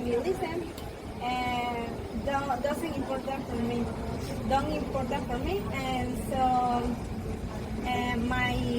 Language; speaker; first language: English; non-native, learner; Spanish